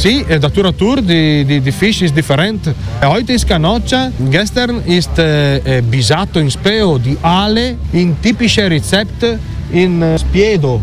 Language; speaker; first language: German; non-native, learner; Italian